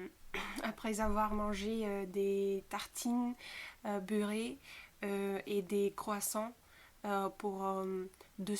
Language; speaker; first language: French; non-native, fluent; Bulgarian